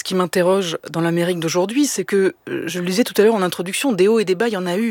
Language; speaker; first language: French; native; French